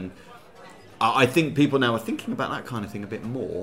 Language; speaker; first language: English; native; English